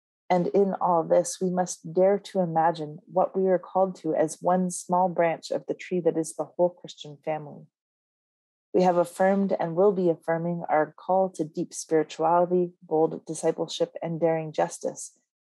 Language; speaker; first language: English; native; English